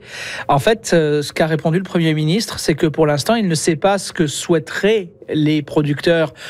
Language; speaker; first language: French; native; French